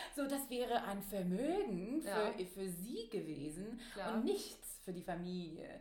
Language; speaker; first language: German; non-native, fluent; English